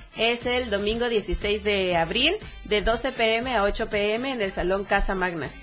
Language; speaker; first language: Spanish; native; Spanish